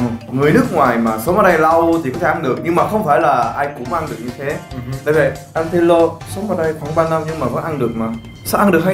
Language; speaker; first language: Vietnamese; non-native, fluent; Korean